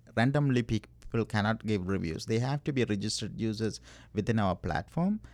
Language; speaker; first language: English; non-native, local second language; Tamil